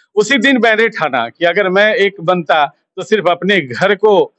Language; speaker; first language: Hindi; native; Hindi